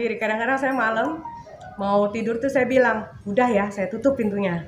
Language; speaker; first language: Indonesian; native; Indonesian